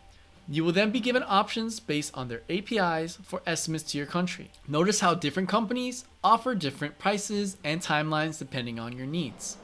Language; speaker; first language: English; native; English